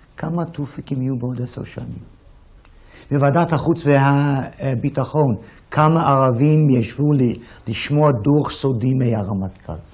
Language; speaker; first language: Hebrew; early bilingual, other home language; English